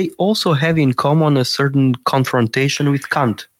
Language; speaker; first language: English; non-native, fluent; Romanian